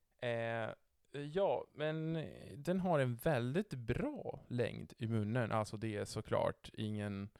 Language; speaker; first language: Swedish; non-native, fluent; Italian